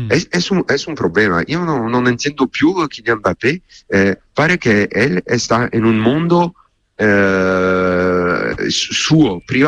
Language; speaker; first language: Spanish; non-native, learner; French